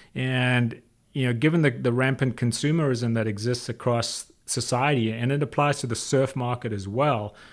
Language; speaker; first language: English; native; English